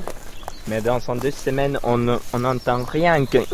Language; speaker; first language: French; non-native, fluent; Finnish